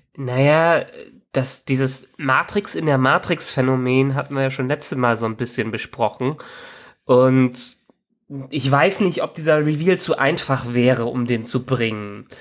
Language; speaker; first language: German; native; German